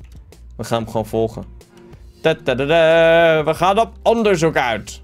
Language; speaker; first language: Dutch; native; Dutch